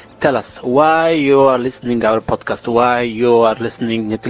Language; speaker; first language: English; non-native, learner; Polish